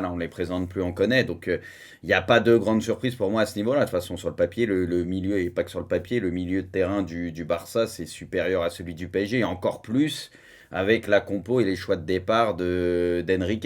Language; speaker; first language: French; native; French